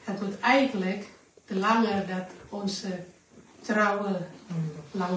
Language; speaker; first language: Dutch; non-native, learner; Indonesian